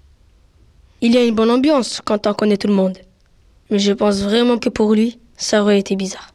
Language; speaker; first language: French; early bilingual, other home language; Arabic